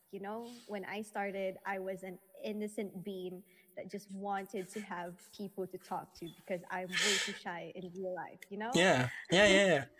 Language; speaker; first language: English; non-native, local second language; Filipino